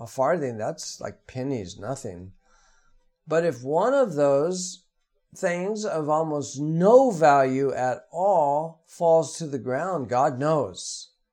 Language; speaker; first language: English; native; English